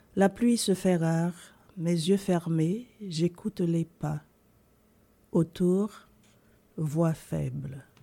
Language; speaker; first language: French; non-native, local second language; Haitian Creole